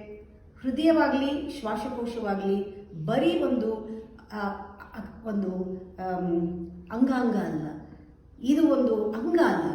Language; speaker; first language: Kannada; native; Kannada